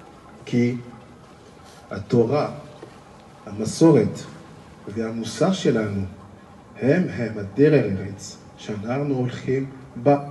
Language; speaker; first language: Hebrew; non-native, learner; French